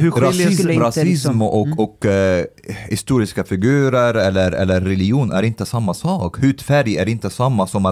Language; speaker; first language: Swedish; early bilingual, other home language; Arabic